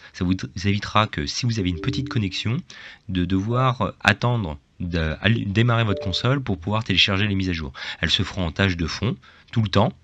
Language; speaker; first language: French; native; French